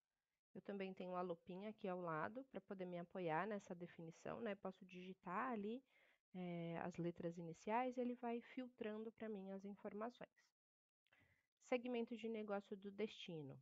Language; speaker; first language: Portuguese; native; Portuguese